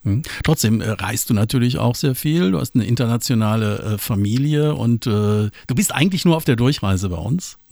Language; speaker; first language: German; native; German